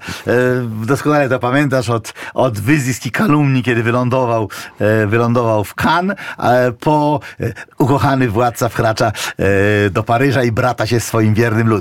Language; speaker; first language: Polish; native; Polish